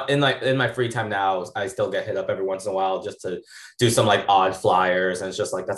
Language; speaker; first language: English; native; English